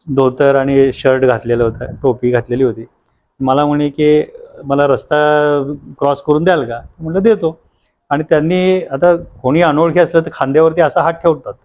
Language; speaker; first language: Marathi; native; Marathi